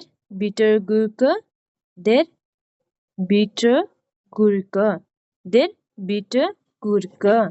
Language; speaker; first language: German; non-native, learner; Nepali